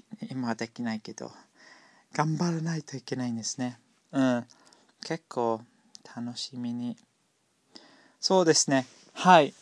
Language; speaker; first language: Japanese; non-native, fluent; English